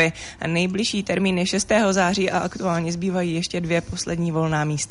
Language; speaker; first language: Czech; native; Czech